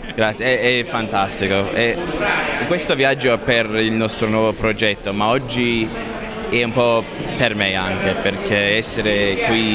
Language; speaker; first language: Italian; non-native, learner; English